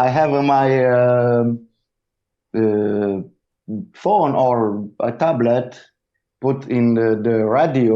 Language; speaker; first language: English; non-native, learner; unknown